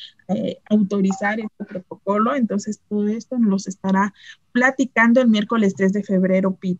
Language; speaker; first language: Spanish; native; Spanish